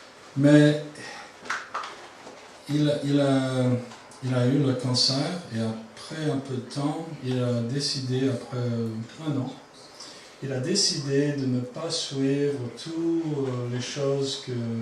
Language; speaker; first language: French; non-native, fluent; English